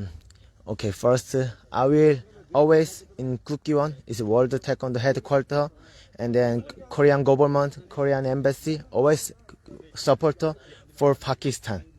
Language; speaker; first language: English; non-native, learner; Korean